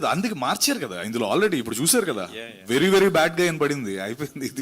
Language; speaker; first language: Telugu; native; Telugu